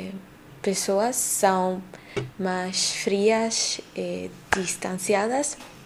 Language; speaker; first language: Portuguese; non-native, learner; Spanish